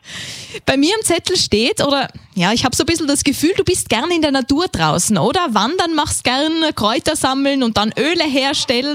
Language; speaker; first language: German; native; German